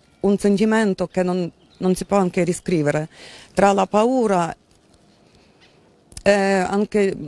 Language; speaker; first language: Italian; non-native, learner; Ukrainian